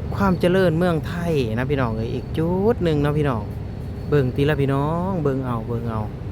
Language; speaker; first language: Thai; native; Thai